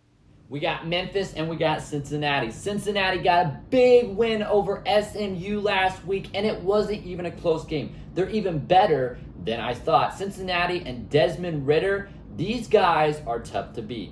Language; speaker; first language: English; native; English